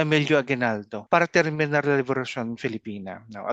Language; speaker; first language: Spanish; non-native, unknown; Filipino